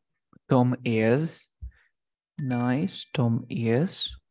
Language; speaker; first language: English; non-native, fluent; Spanish